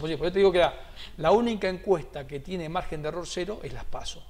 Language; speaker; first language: Spanish; native; Spanish